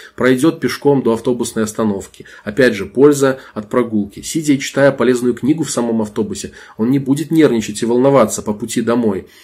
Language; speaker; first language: Russian; non-native, local second language; Belarusian